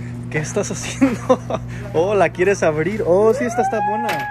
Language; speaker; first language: Spanish; early bilingual, heritage; Spanish